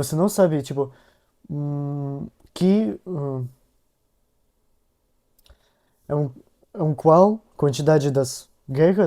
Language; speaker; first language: Portuguese; non-native, learner; Russian